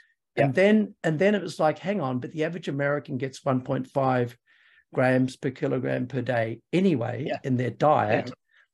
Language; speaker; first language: English; native; English